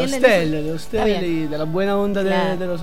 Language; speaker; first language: Spanish; non-native, learner; Italian